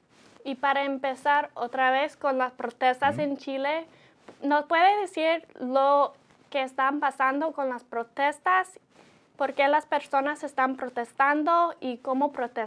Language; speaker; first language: Spanish; non-native, learner; English